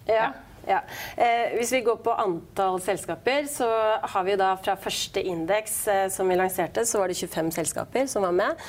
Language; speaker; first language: Norwegian; native; Norwegian